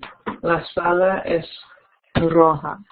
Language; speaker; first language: Spanish; non-native, learner; English